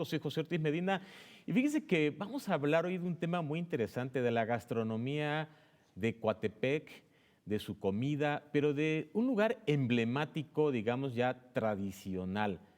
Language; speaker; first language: Spanish; native; Spanish